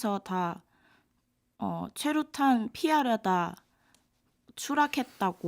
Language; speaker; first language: Korean; non-native, fluent; Cantonese